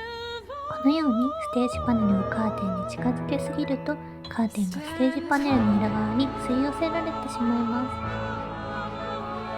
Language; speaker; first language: Japanese; native; Japanese